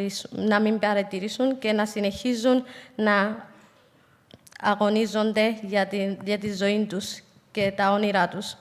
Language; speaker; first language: Greek; non-native, fluent; Somali